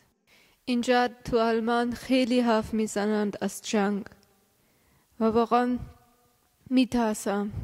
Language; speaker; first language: Persian; early bilingual, heritage; German